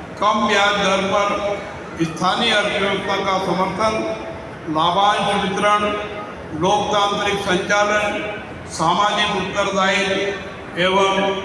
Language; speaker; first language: Hindi; native; Hindi